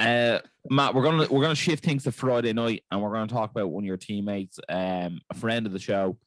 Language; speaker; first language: English; native; English